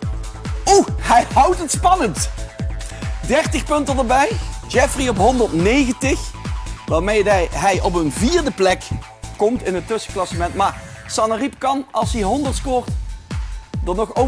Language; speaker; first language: Dutch; native; Dutch